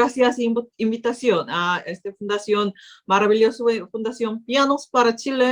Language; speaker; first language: Spanish; non-native, learner; Korean